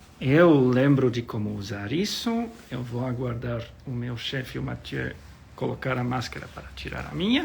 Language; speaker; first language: Portuguese; non-native, fluent; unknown